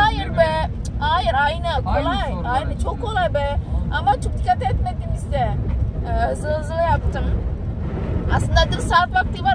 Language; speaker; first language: Turkish; non-native, learner; Indonesian